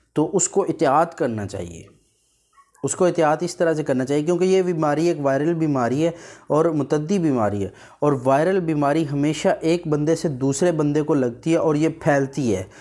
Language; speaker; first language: Urdu; native; Urdu